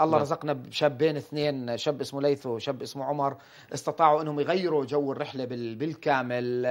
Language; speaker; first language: Arabic; native; Arabic